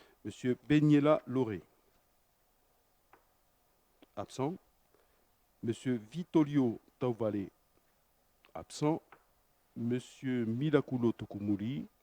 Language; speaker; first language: French; native; French